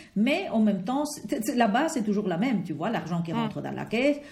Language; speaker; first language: French; non-native, fluent; Spanish